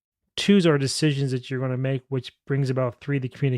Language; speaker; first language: English; native; English